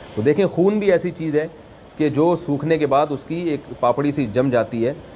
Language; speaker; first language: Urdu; native; Urdu